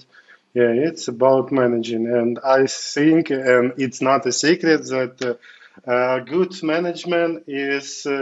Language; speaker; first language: English; non-native, fluent; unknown